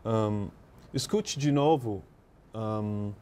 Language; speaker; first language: Portuguese; non-native, learner; English